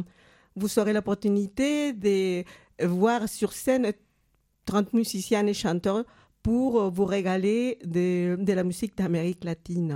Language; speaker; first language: French; non-native, fluent; Spanish